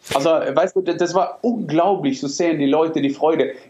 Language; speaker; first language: German; non-native, fluent; Norwegian